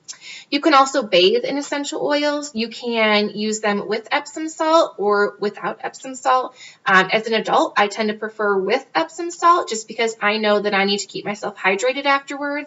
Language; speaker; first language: English; native; English